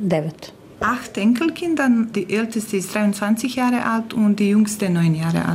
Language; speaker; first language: German; non-native, fluent; Croatian